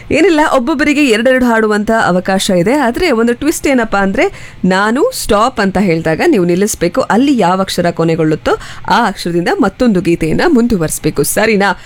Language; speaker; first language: Kannada; native; Kannada